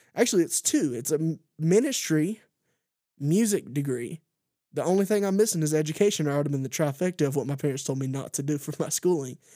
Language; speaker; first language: English; native; English